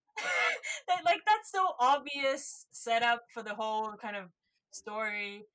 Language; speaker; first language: English; non-native, fluent; Estonian